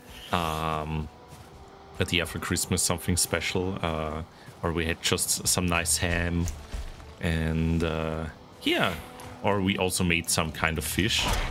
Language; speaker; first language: English; non-native, fluent; German